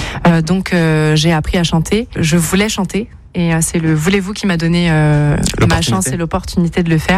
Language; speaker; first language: French; native; French